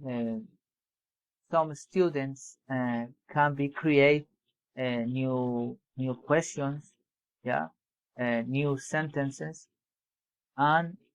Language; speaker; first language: English; non-native, learner; Spanish